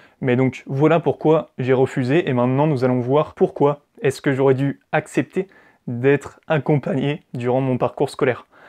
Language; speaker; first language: French; native; French